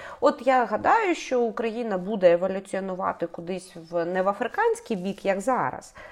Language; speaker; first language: Ukrainian; native; Ukrainian